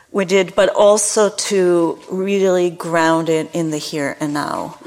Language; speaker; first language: English; non-native, fluent; Hebrew